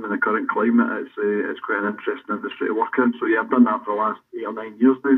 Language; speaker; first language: English; native; English